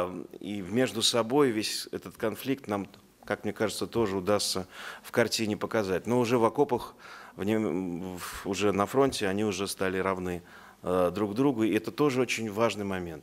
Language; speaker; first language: Russian; native; Russian